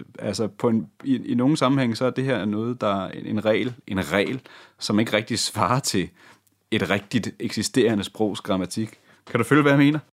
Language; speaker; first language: Danish; native; Danish